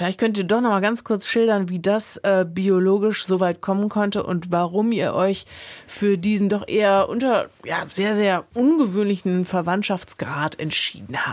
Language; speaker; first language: German; native; German